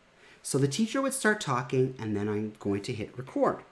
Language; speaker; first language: English; native; English